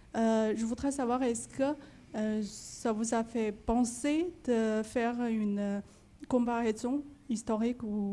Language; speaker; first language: French; non-native, fluent; Chinese